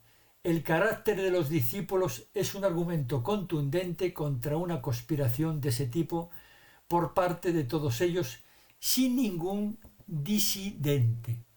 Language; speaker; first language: Spanish; native; Spanish